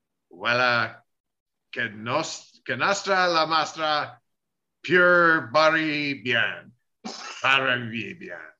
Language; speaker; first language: Spanish; non-native, learner; English